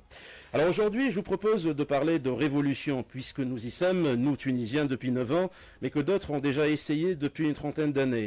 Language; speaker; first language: French; native; French